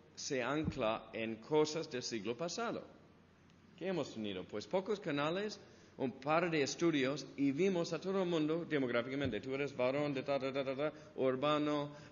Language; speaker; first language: Spanish; non-native, fluent; English